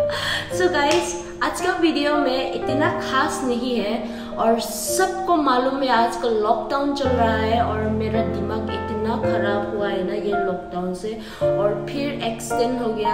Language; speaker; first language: Hindi; non-native, local second language; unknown